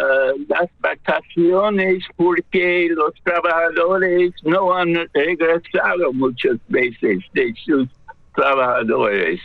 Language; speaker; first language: Spanish; non-native, fluent; English